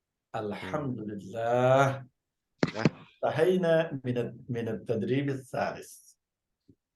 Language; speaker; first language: Arabic; non-native, fluent; Indonesian